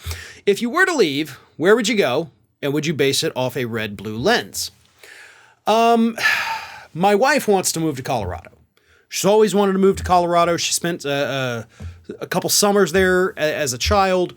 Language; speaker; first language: English; native; English